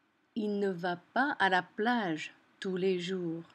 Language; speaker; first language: French; non-native, fluent; English